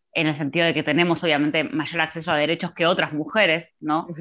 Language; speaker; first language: Spanish; native; Spanish